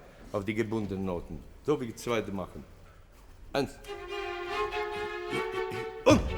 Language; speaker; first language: German; non-native, fluent; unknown